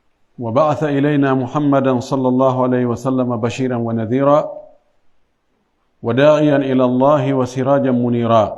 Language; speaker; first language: Arabic; non-native, fluent; Fula